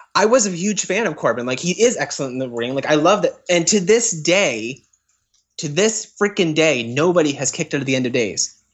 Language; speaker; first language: English; native; English